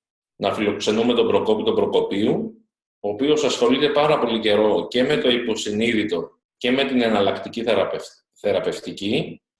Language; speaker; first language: Greek; native; Greek